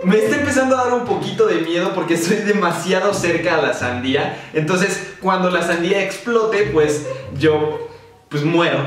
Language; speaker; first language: Spanish; native; Spanish